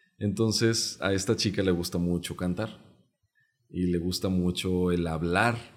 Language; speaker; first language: Spanish; non-native, local second language; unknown